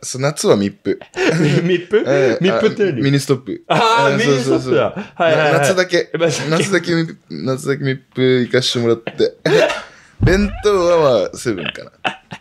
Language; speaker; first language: Japanese; native; Japanese